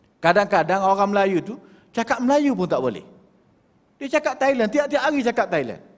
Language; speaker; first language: Malay; native; Malay